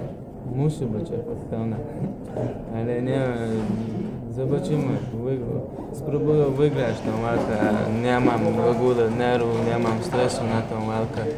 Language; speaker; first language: Polish; non-native, learner; Chechen